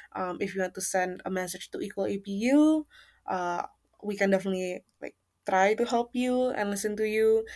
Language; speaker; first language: English; non-native, fluent; Indonesian